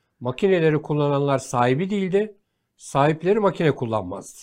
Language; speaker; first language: Turkish; native; Turkish